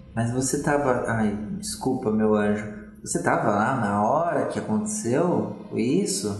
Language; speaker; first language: Portuguese; native; Portuguese